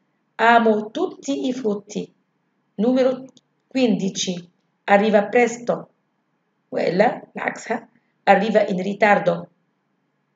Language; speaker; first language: Italian; non-native, learner; Arabic